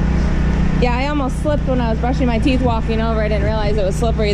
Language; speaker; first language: English; native; English